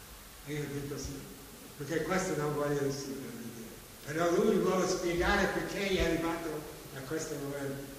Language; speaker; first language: Italian; non-native, fluent; English